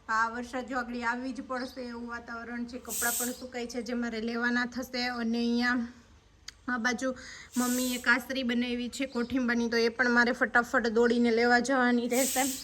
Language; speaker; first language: Gujarati; native; Gujarati